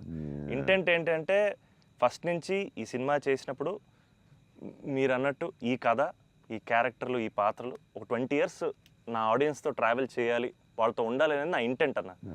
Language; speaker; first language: Telugu; native; Telugu